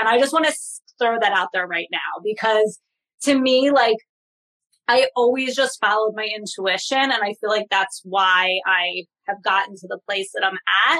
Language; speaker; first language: English; native; English